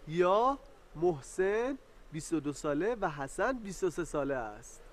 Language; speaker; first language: Persian; non-native, fluent; Arabic